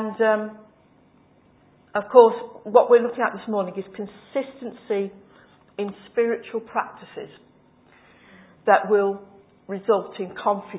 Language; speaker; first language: English; native; English